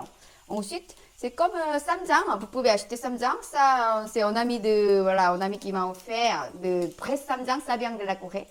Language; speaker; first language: French; non-native, learner; Korean